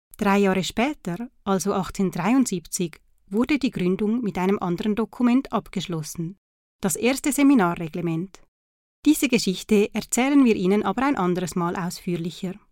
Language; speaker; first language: German; native; German